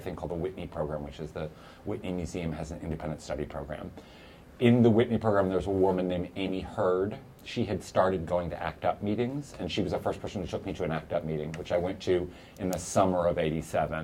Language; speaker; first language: English; native; English